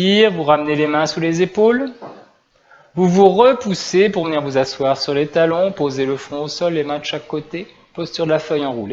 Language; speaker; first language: French; native; French